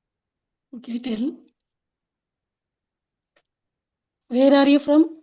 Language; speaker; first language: English; non-native, learner; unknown